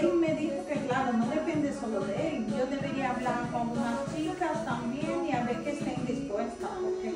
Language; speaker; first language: Spanish; non-native, fluent; Italian